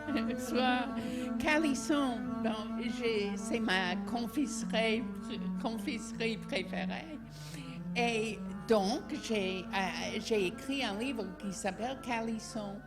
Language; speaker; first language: French; non-native, fluent; English